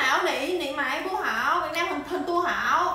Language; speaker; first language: Chinese; non-native, learner; Vietnamese